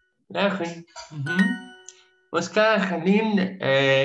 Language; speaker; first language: French; non-native, fluent; Russian